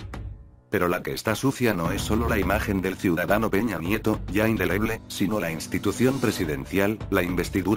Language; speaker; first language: Spanish; native; Spanish